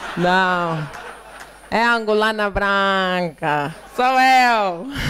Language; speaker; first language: Portuguese; native; Portuguese